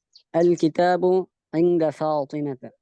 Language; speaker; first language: Arabic; non-native, learner; Bangla